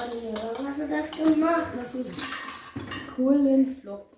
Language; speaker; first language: German; early bilingual, other home language; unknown